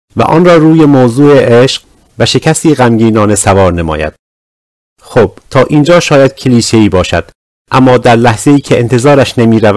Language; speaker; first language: Persian; non-native, local second language; Azerbaijani